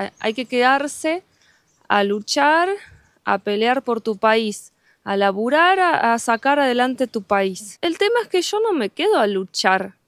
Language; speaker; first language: Spanish; early bilingual, other home language; Russian